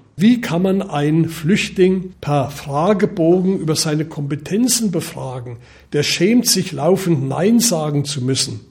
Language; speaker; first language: German; native; German